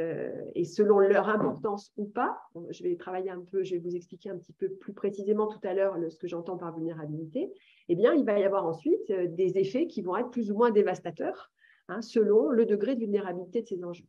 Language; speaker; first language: French; native; French